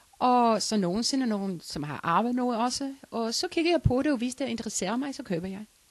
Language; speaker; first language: Danish; non-native, learner; Icelandic